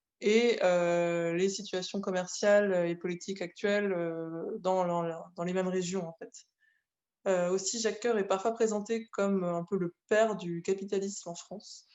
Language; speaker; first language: French; native; French